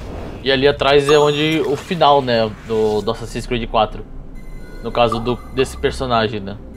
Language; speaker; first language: Portuguese; native; Portuguese